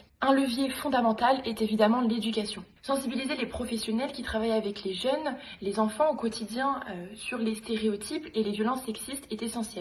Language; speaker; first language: French; native; French